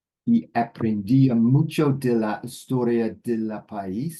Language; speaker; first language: Spanish; non-native, learner; English